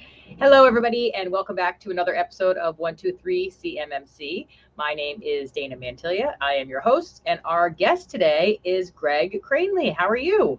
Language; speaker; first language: English; native; English